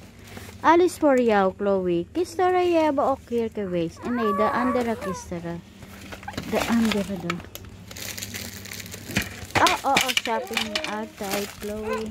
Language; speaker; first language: Dutch; non-native, learner; Filipino